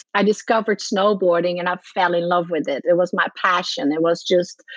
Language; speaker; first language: English; non-native, fluent; Dutch